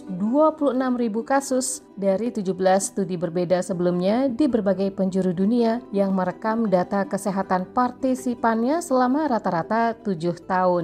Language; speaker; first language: Indonesian; native; Indonesian